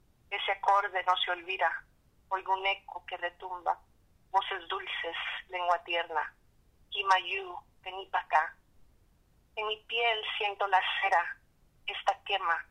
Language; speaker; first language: Spanish; early bilingual, heritage; Spanish